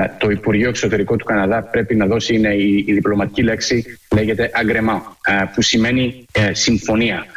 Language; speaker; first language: Greek; early bilingual, heritage; Greek